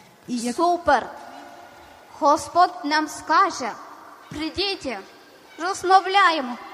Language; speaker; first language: Ukrainian; non-native, learner; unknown